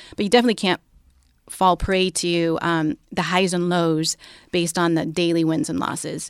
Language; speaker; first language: English; native; English